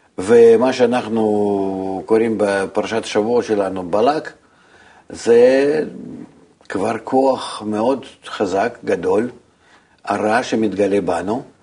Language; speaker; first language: Hebrew; non-native, fluent; Russian